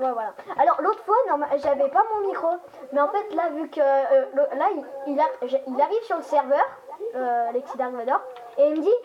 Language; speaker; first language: French; native; French